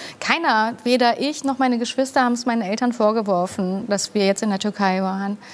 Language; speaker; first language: German; early bilingual, other home language; Turkish